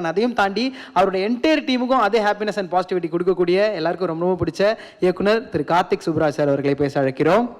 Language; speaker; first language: Tamil; native; Tamil